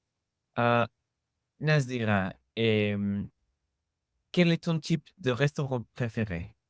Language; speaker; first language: French; non-native, learner; English